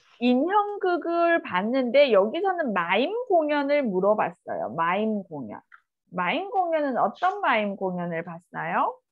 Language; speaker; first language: Korean; native; Korean